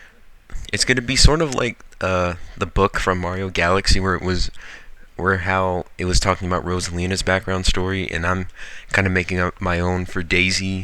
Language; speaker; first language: English; native; English